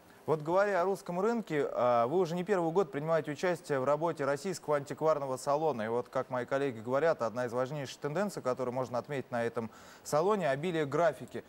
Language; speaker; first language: Russian; native; Russian